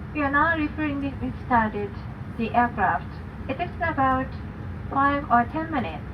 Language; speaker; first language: English; non-native, learner; Japanese